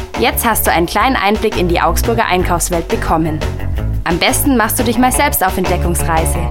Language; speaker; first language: German; native; German